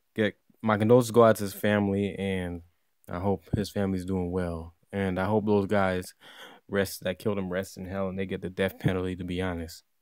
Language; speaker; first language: English; native; English